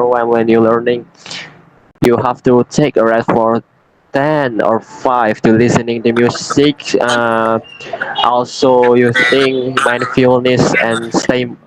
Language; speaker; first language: English; non-native, learner; Indonesian